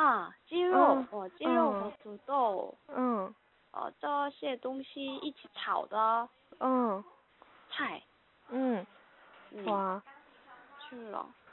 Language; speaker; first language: Chinese; non-native, learner; Korean